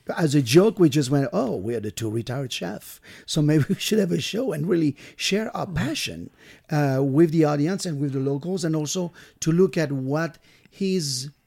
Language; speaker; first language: English; non-native, fluent; French